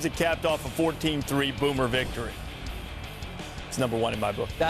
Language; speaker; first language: English; native; English